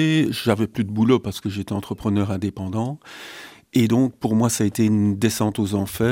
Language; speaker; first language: French; native; French